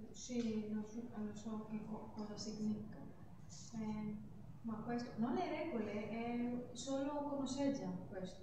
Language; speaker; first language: Italian; non-native, learner; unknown